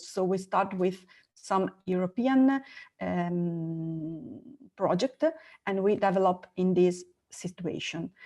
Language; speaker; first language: English; non-native, learner; Italian